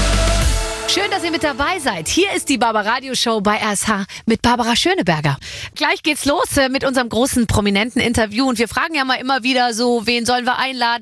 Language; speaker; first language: German; native; German